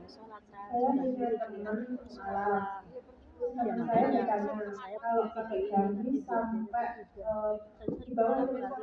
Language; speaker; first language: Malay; non-native, local second language; Javanese